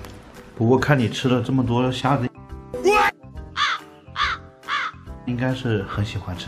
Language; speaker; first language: Chinese; native; Chinese